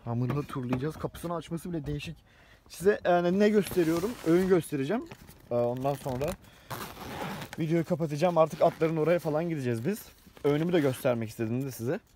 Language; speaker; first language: Turkish; native; Turkish